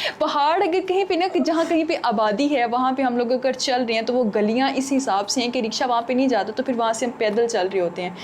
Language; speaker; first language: Urdu; non-native, local second language; Punjabi